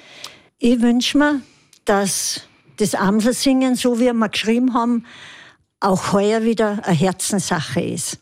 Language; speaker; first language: German; native; German